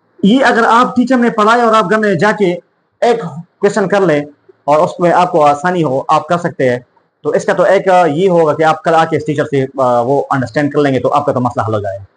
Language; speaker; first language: Urdu; non-native, local second language; Pashto